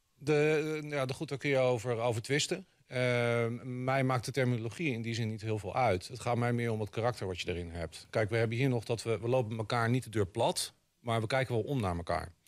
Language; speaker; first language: Dutch; native; Dutch